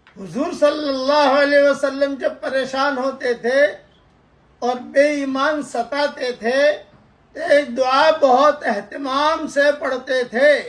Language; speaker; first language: Urdu; native; Urdu